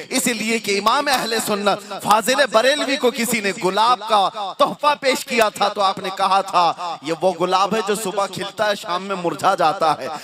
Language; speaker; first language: Hindi; non-native, local second language; Urdu